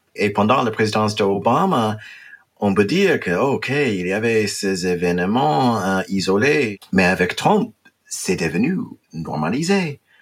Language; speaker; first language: French; non-native, fluent; English